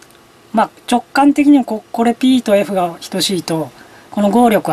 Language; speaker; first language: Japanese; native; Japanese